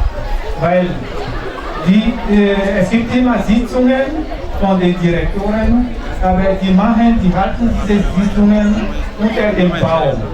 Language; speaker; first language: German; non-native, fluent; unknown